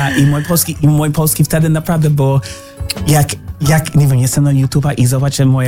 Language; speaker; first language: Polish; non-native, learner; English